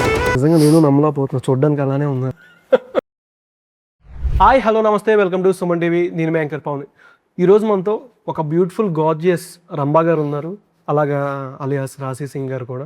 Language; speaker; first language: Telugu; native; Telugu